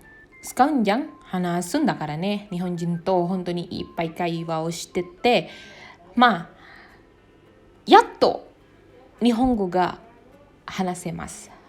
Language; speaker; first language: Japanese; non-native, learner; Indonesian